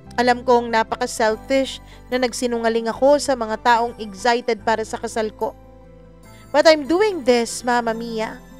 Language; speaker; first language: Filipino; non-native, local second language; Cebuano